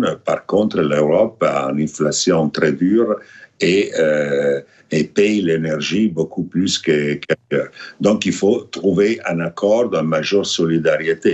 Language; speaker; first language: French; non-native, fluent; Italian